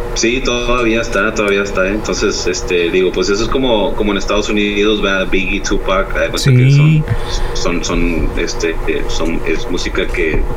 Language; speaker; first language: Spanish; native; Spanish